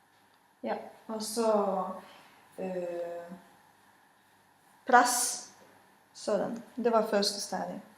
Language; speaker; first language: Danish; non-native, fluent; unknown